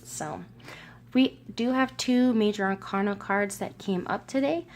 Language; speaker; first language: English; native; English